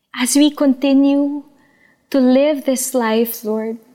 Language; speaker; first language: English; non-native, local second language; Filipino